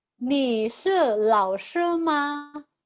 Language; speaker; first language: Chinese; non-native, fluent; Indonesian